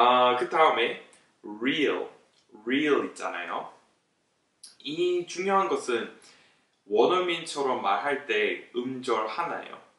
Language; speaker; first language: Korean; non-native, fluent; English